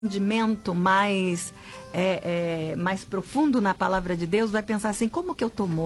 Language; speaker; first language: Portuguese; native; Portuguese